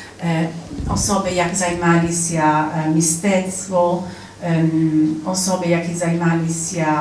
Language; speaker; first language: Ukrainian; non-native, learner; Polish